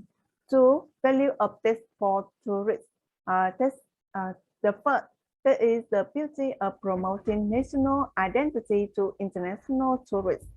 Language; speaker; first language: English; non-native, learner; Vietnamese